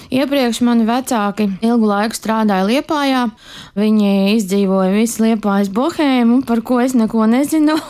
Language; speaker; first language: Latvian; native; Latvian